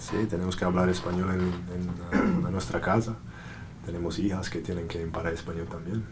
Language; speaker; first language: Spanish; non-native, learner; English